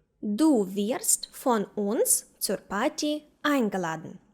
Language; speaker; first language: German; non-native, fluent; Ukrainian